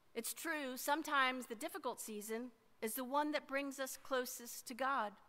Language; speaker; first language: English; native; English